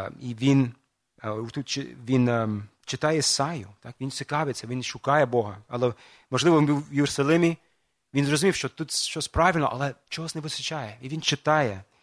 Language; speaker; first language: Ukrainian; non-native, fluent; English